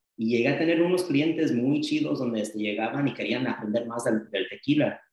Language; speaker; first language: Spanish; early bilingual, heritage; Spanish